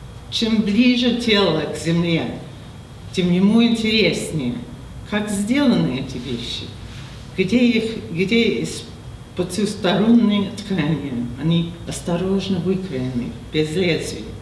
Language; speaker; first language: Russian; non-native, fluent; English